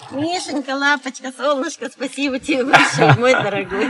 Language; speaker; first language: Russian; native; Russian